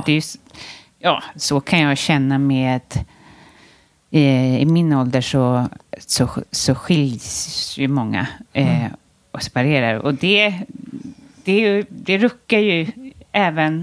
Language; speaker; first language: Swedish; native; Swedish